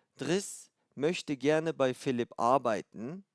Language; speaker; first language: German; non-native, fluent; Turkish